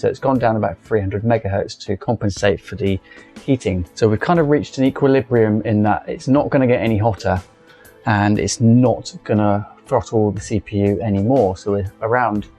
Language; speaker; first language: English; native; English